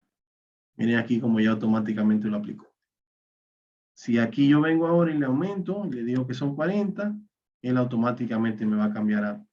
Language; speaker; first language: Spanish; native; Spanish